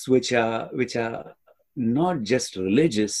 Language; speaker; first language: English; non-native, local second language; Tamil